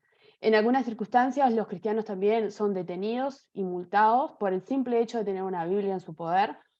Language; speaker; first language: Spanish; native; Spanish